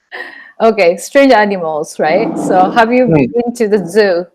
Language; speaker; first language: English; non-native, fluent; Japanese